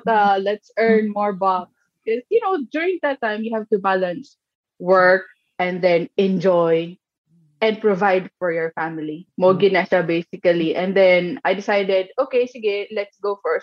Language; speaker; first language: English; non-native, local second language; Cebuano